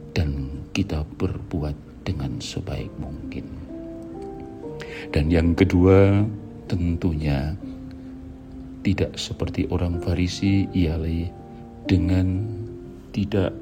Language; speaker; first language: Indonesian; native; Indonesian